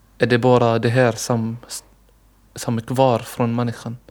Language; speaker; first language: Swedish; non-native, learner; Arabic